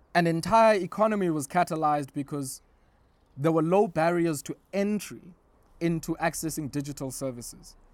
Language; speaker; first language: English; non-native, local second language; Xhosa